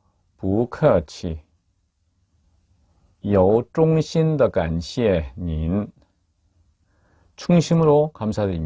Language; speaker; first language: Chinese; non-native, fluent; Korean